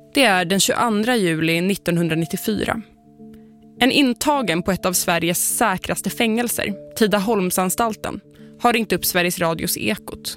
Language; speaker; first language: Swedish; native; Swedish